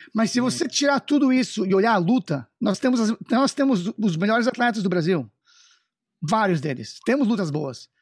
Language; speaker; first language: Portuguese; non-native, fluent; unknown